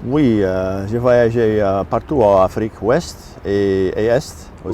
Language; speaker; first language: French; non-native, fluent; Dutch